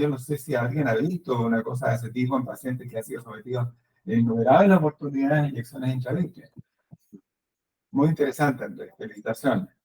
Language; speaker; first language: Spanish; native; Spanish